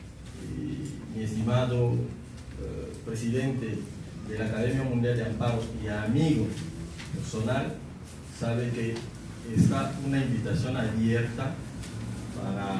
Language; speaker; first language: Spanish; non-native, fluent; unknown